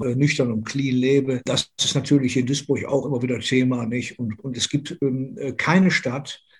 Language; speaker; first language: German; native; German